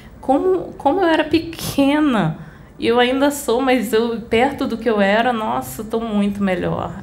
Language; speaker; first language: Portuguese; early bilingual, other home language; Spanish